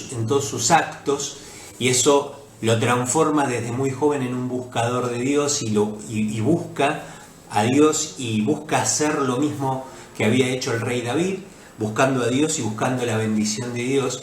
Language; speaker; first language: Spanish; native; Spanish